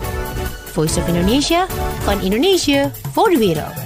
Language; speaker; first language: Dutch; non-native, fluent; Indonesian